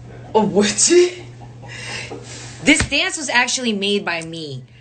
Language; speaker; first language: English; early bilingual, other home language; Korean